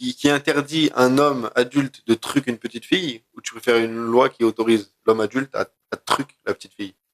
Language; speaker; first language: French; native; French